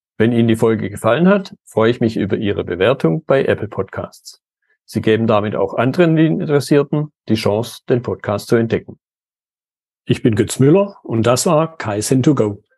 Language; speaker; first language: German; native; German